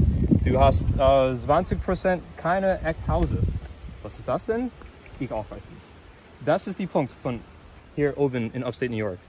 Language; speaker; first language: German; non-native, learner; English